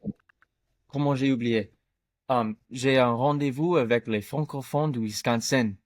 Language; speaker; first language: French; non-native, learner; English